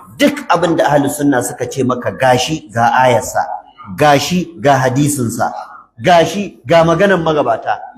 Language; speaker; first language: Hausa; native; Hausa